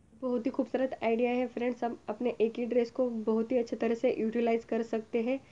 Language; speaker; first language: Hindi; non-native, local second language; Marathi